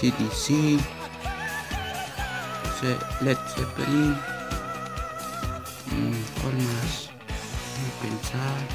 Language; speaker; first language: Spanish; early bilingual, other home language; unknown